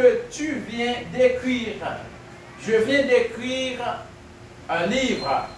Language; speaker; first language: French; non-native, fluent; Spanish